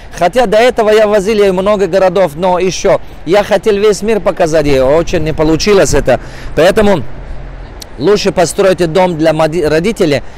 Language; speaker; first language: Russian; non-native, local second language; Tajik